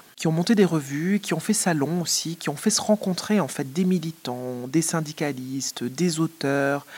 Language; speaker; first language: French; native; French